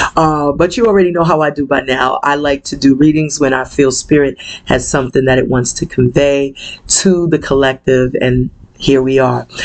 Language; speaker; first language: English; native; English